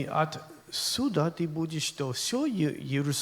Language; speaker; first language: Russian; non-native, learner; English